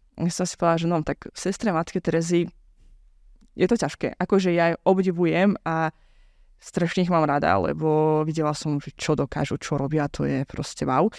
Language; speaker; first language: Slovak; non-native, fluent; Azerbaijani